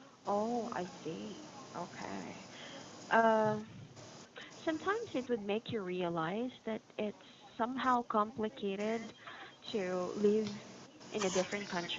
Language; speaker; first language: English; non-native, fluent; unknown